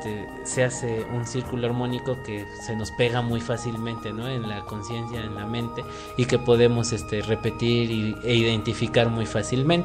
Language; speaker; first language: Spanish; native; Spanish